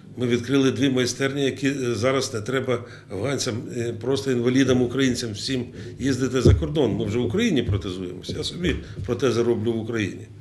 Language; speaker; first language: Ukrainian; native; Ukrainian